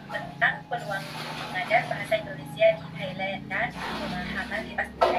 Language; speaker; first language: Indonesian; non-native, fluent; Thai